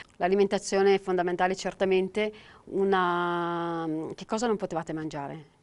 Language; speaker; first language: Italian; native; Italian